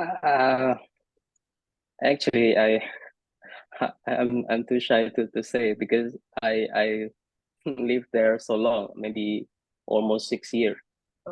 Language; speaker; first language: English; non-native, fluent; Indonesian